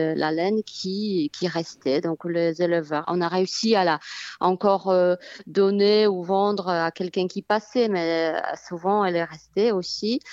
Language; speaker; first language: French; non-native, fluent; Polish